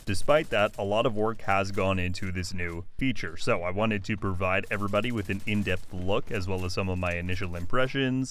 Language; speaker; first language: English; native; English